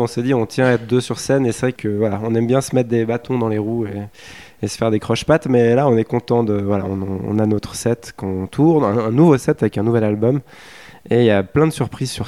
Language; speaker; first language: French; native; French